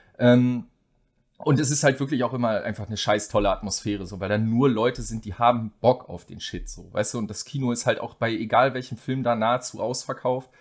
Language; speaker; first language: German; native; German